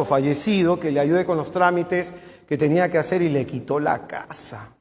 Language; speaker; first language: Spanish; native; Spanish